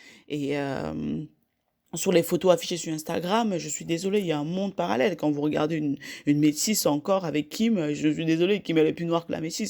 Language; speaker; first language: French; native; French